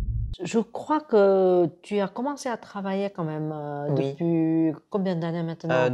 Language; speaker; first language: French; non-native, fluent; Korean